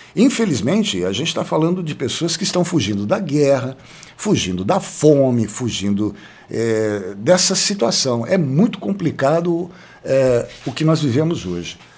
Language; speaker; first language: Portuguese; native; Portuguese